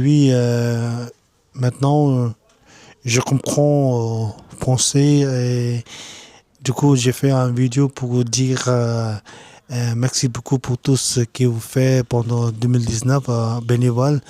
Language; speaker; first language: French; non-native, learner; Tibetan